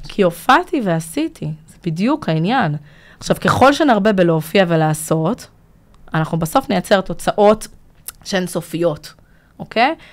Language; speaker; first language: Hebrew; early bilingual, other home language; Russian